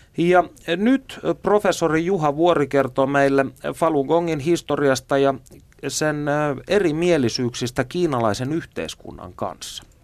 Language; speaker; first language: Finnish; native; Finnish